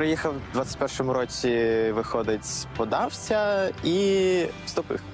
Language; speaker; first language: Ukrainian; non-native, fluent; Uzbek